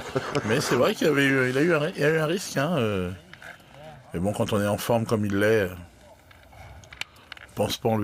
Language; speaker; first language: French; native; French